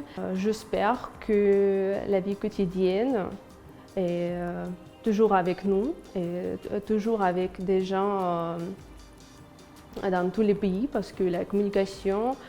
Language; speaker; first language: French; non-native, fluent; Russian